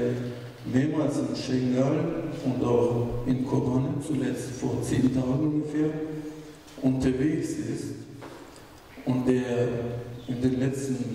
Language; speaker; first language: German; non-native, fluent; Turkish